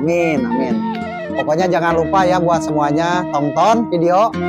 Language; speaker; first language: Indonesian; non-native, local second language; Sundanese